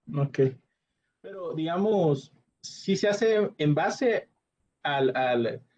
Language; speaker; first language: Spanish; native; Spanish